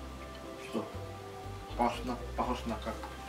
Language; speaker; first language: Russian; non-native, learner; Indonesian